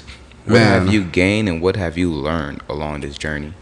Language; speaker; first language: English; native; English